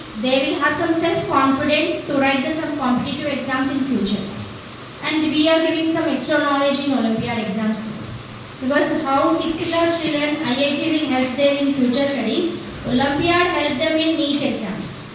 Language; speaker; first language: English; non-native, local second language; Telugu